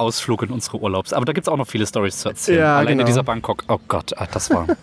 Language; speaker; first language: German; native; German